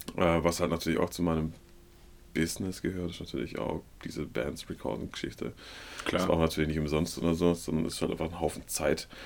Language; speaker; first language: German; native; German